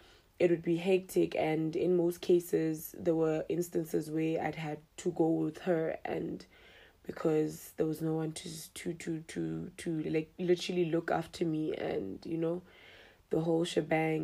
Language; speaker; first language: English; non-native, local second language; Tswana